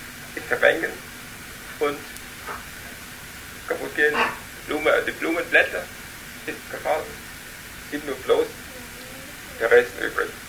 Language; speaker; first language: German; non-native, learner; Vietnamese